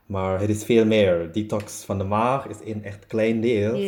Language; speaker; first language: Dutch; non-native, learner; German